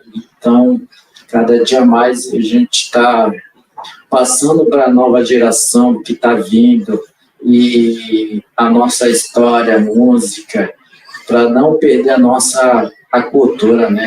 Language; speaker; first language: Portuguese; non-native, local second language; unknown